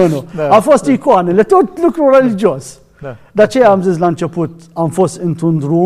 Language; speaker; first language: Romanian; non-native, learner; Arabic